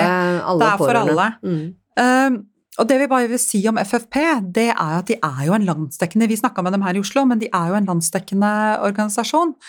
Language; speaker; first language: Norwegian; native; Norwegian